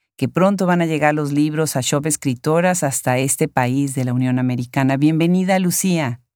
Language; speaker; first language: Spanish; native; Spanish